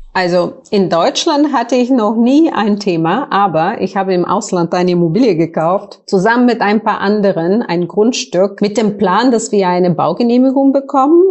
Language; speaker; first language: German; non-native, fluent; Bulgarian